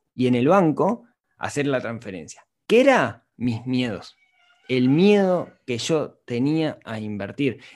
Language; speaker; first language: Spanish; native; Spanish